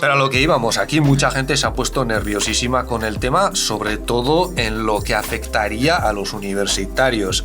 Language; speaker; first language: Spanish; native; Spanish